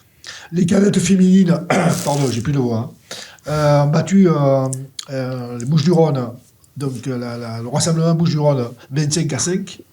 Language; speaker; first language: French; native; French